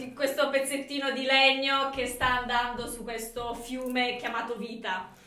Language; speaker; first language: Italian; non-native, fluent; Romanian